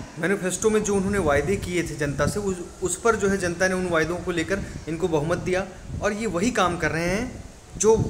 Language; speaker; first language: Hindi; native; Hindi